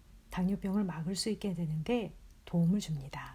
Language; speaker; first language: Korean; native; Korean